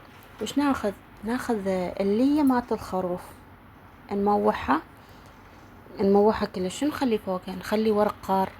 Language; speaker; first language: Arabic; native; Arabic